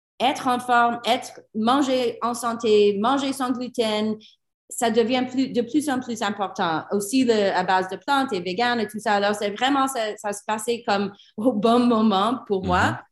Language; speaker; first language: French; non-native, learner; English